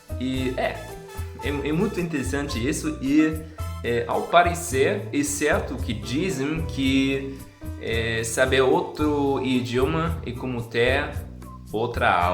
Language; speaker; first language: Portuguese; non-native, fluent; German